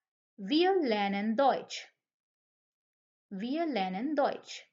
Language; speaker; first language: German; non-native, fluent; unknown